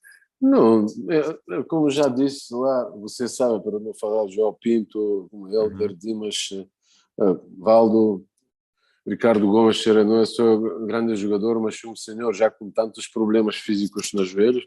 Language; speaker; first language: Portuguese; non-native, fluent; Bulgarian